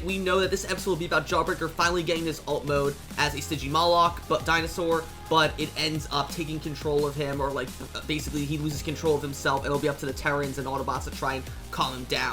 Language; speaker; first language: English; native; English